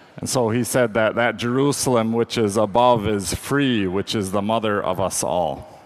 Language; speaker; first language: English; native; English